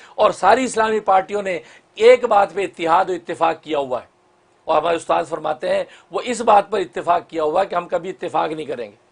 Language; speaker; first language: Urdu; non-native, local second language; Punjabi